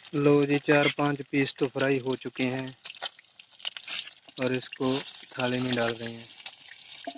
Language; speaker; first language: Hindi; non-native, local second language; Punjabi